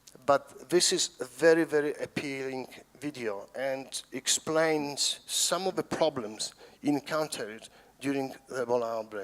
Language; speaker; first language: English; non-native, fluent; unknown